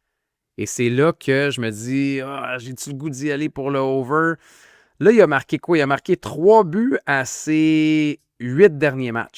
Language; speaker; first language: French; native; French